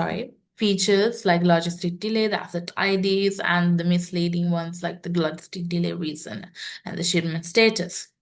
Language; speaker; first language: English; non-native, local second language; Sinhala